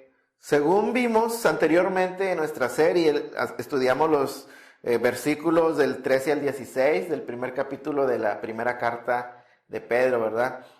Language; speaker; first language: Spanish; native; Spanish